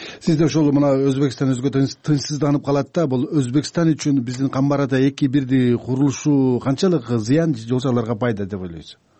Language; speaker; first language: Kyrgyz; native; Kyrgyz